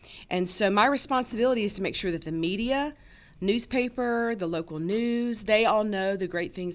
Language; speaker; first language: English; native; English